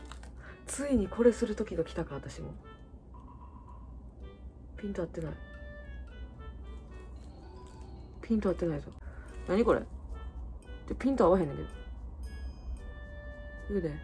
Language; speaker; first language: Japanese; native; Japanese